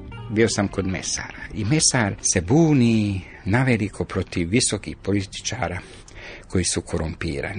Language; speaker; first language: Croatian; non-native, local second language; Hungarian